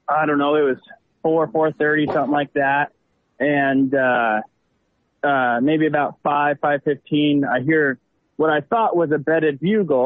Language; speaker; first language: English; native; English